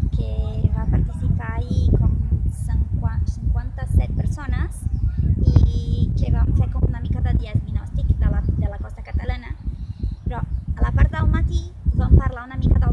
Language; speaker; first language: Catalan; non-native, fluent; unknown